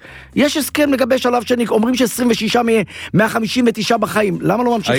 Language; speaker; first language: Hebrew; native; Hebrew